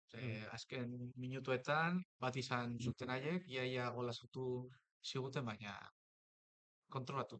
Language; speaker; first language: Basque; non-native, local second language; Spanish